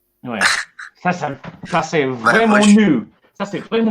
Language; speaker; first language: French; non-native, learner; English